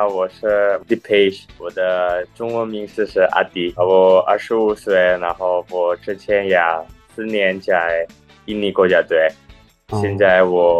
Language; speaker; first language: Chinese; non-native, fluent; Indonesian